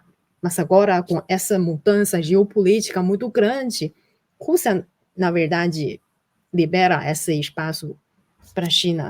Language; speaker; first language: Portuguese; non-native, fluent; Chinese